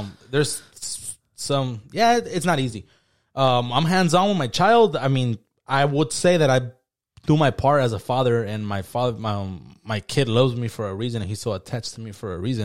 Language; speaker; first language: English; early bilingual, other home language; Spanish